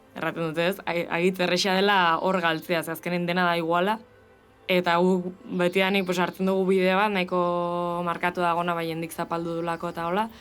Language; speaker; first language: Basque; native; Basque